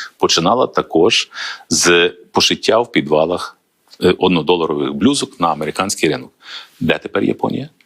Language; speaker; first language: Ukrainian; native; Ukrainian